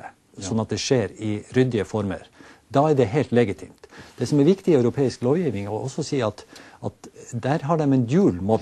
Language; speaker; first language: Norwegian; native; Norwegian